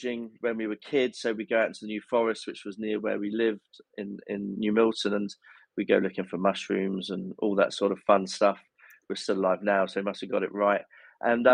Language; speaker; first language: English; native; English